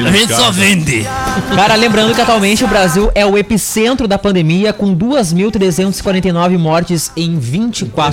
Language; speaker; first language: Portuguese; native; Portuguese